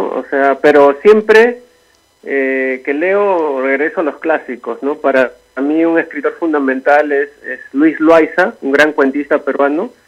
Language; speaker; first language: Spanish; native; Spanish